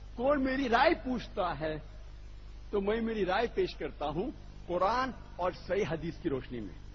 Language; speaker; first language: Urdu; non-native, local second language; Konkani